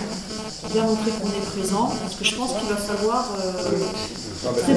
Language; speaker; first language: French; native; French